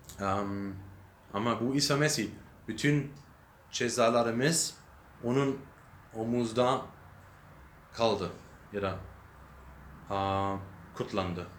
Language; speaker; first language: Turkish; non-native, learner; German